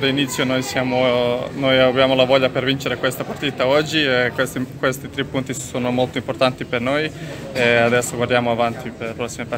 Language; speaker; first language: Italian; non-native, learner; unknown